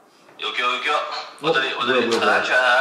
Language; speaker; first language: Korean; non-native, learner; Chinese